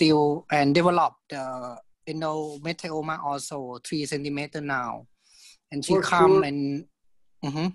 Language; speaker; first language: English; non-native, learner; Thai